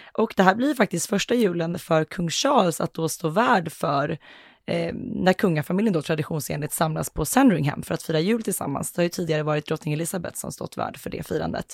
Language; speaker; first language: Swedish; native; Swedish